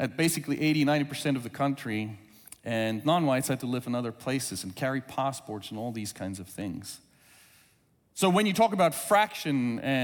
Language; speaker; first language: English; non-native, local second language; Afrikaans